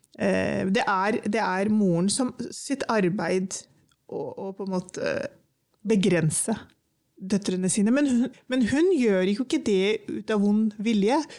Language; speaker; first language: Norwegian; early bilingual, other home language; Urdu